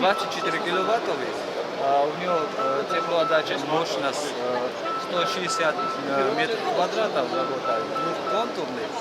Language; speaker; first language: Russian; non-native, fluent; Georgian